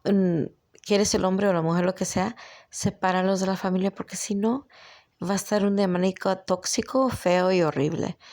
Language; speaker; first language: Spanish; early bilingual, heritage; Spanish